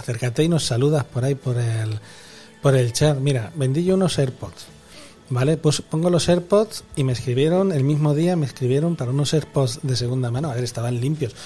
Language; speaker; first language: Spanish; native; Spanish